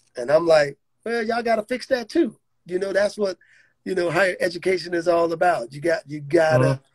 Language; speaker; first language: English; native; English